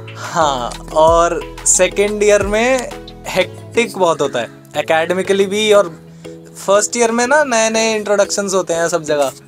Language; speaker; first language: Hindi; native; Hindi